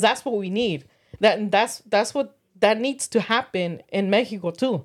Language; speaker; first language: English; early bilingual, other home language; Spanish